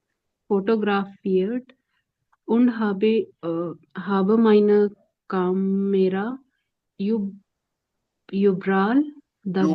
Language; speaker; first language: German; non-native, learner; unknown